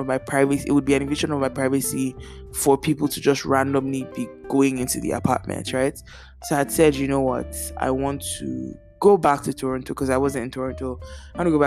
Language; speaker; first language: English; non-native, local second language; Yoruba